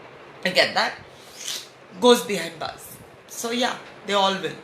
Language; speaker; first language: English; non-native, local second language; Hindi